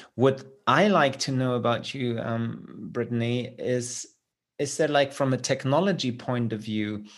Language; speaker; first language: English; non-native, fluent; German